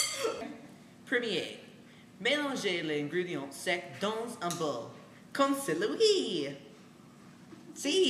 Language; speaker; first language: French; non-native, learner; English